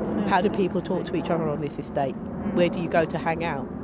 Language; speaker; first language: English; native; English